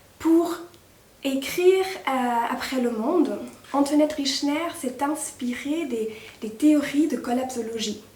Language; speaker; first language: French; non-native, fluent; German